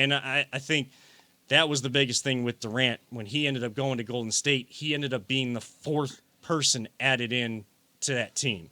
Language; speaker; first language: English; native; English